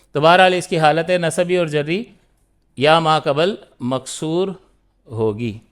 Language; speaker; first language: Urdu; native; Urdu